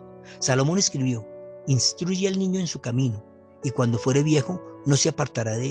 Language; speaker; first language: Spanish; native; Spanish